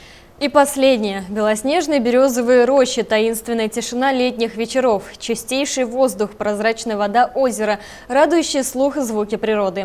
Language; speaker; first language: Russian; native; Russian